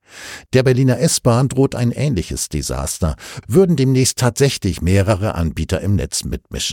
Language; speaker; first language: German; native; German